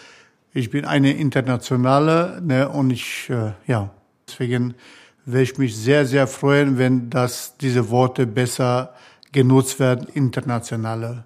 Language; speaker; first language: German; non-native, learner; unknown